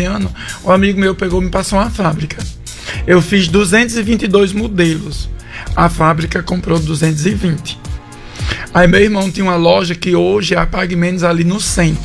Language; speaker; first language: Portuguese; native; Portuguese